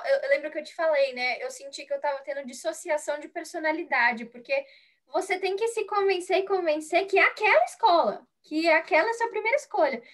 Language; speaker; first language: Portuguese; native; Portuguese